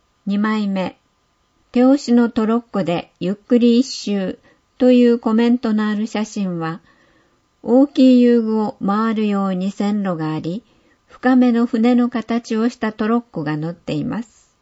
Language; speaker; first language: Japanese; native; Japanese